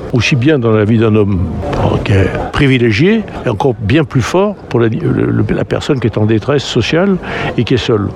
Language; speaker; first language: French; native; French